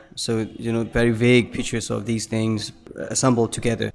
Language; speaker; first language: English; non-native, fluent; Burmese